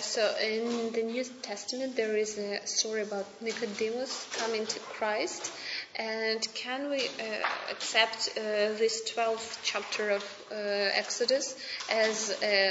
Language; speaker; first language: English; non-native, fluent; Ukrainian